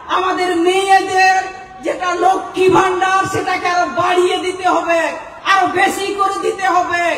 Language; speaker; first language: Bangla; non-native, local second language; Santali